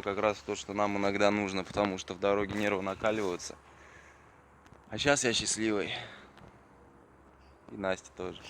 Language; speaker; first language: Russian; native; Russian